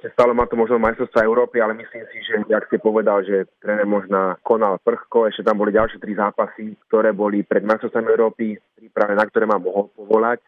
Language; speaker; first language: Slovak; native; Slovak